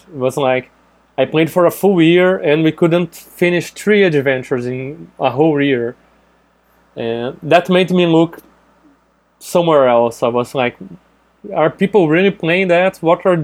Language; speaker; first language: English; non-native, fluent; Portuguese